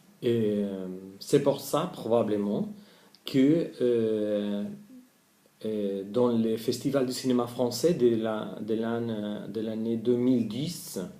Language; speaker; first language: French; non-native, learner; Spanish